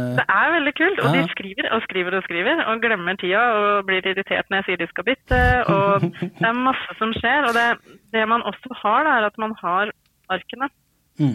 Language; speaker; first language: Norwegian; native; Norwegian